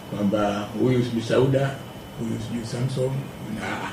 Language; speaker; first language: Swahili; native; Swahili